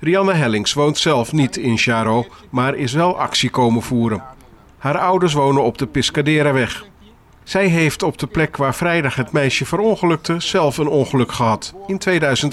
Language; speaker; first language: Dutch; native; Dutch